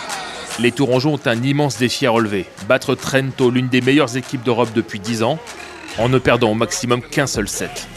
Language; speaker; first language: French; native; French